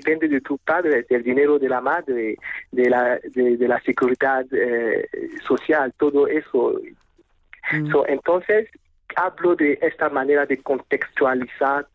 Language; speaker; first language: Spanish; non-native, fluent; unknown